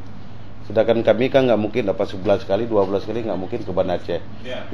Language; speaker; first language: Indonesian; native; Indonesian